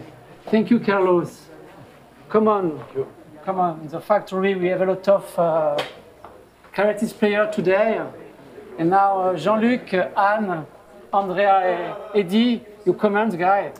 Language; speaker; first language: English; non-native, fluent; French